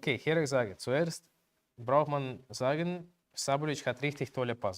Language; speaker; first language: German; non-native, learner; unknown